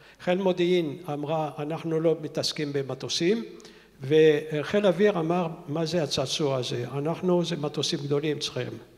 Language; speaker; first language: Hebrew; non-native, fluent; French